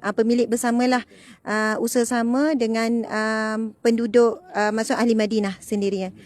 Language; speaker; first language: Malay; native; Malay